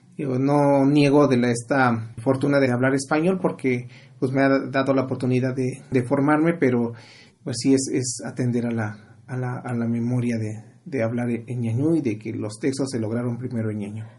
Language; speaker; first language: Spanish; non-native, local second language; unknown